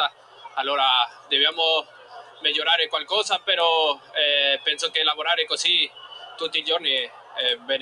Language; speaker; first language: Italian; non-native, learner; Spanish